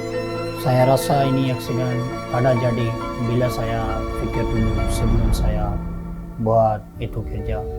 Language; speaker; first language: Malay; non-native, learner; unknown